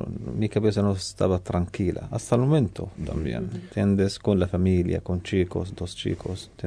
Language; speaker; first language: Spanish; non-native, learner; Arabic